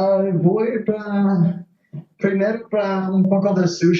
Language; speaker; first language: Portuguese; non-native, learner; Spanish